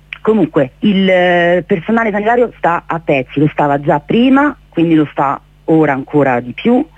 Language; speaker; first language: Italian; native; Italian